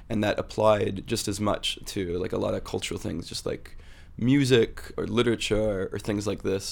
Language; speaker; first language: English; native; English